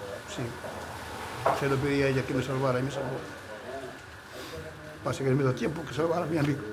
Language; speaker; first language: Spanish; native; Spanish